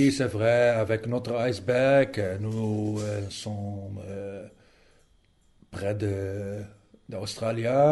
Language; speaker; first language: French; non-native, learner; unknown